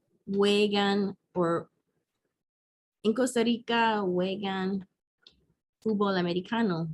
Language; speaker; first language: Spanish; non-native, fluent; English